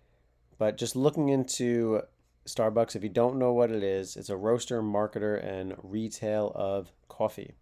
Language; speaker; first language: English; native; English